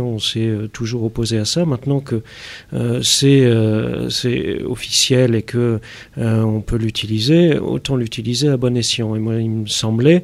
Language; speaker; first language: French; native; French